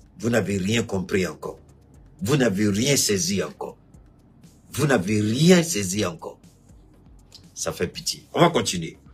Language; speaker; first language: French; non-native, local second language; Bambara